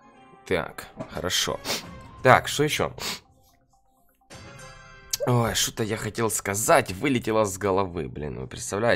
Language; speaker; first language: Russian; native; Russian